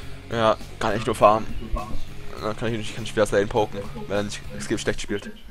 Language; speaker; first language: German; native; German